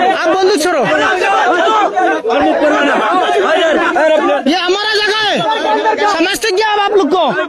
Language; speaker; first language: Hindi; non-native, learner; Bangla